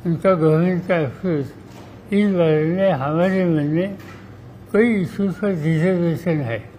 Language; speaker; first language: Hindi; non-native, local second language; Marathi